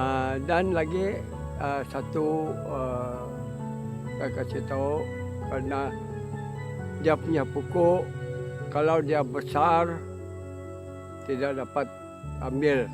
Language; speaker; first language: Indonesian; non-native, local second language; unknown